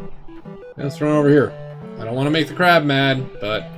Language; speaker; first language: English; native; English